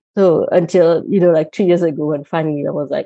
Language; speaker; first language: English; non-native, fluent; Morisyen